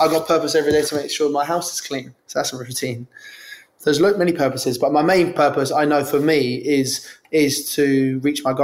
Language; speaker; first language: English; native; English